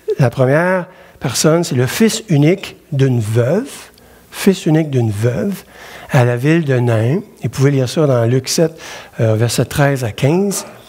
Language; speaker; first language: French; native; French